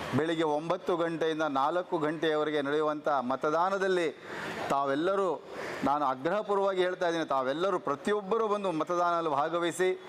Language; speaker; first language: Kannada; non-native, local second language; Marathi